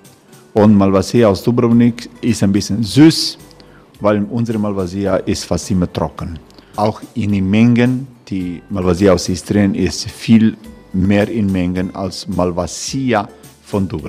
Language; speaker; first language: German; non-native, learner; Croatian